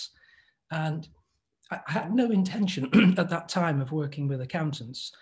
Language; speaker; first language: English; native; English